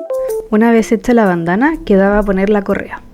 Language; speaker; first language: Spanish; native; Spanish